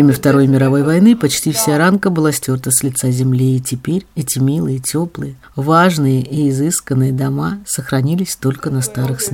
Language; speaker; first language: Russian; native; Russian